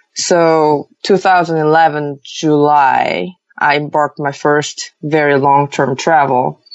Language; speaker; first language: English; non-native, fluent; Korean